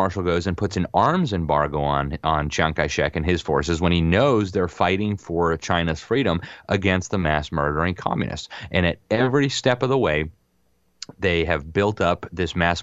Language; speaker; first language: English; native; English